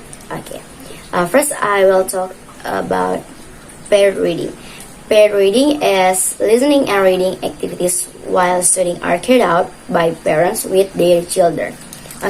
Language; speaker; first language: English; non-native, learner; Indonesian